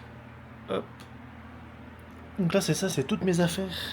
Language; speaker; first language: French; native; French